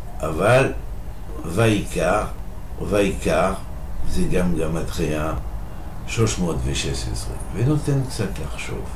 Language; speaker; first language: Hebrew; non-native, fluent; French